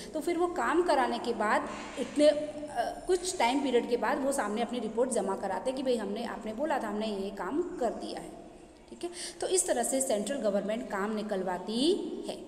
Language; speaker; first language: Hindi; non-native, local second language; Gujarati